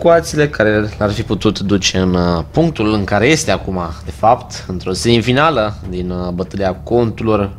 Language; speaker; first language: Romanian; native; Romanian